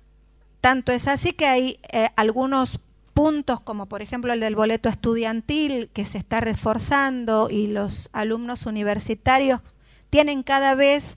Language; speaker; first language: Spanish; native; Spanish